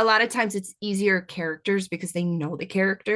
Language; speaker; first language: English; native; English